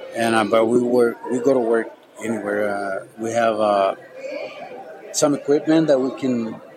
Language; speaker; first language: English; non-native, fluent; Spanish